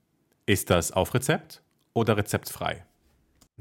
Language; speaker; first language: German; non-native, fluent; Arabic